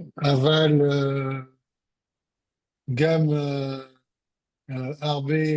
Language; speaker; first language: Hebrew; non-native, learner; French